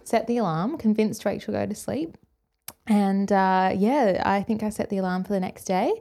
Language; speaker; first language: English; native; English